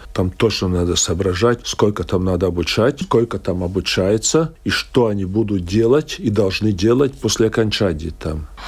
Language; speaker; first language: Russian; native; Russian